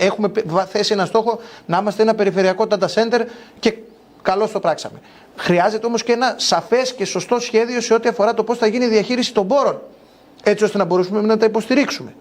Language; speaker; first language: Greek; native; Greek